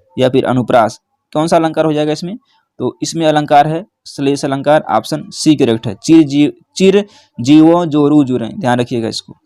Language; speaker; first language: Hindi; native; Hindi